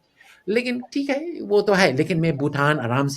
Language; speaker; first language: Hindi; non-native, fluent; English